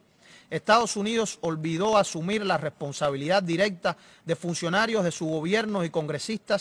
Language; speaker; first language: Spanish; native; Spanish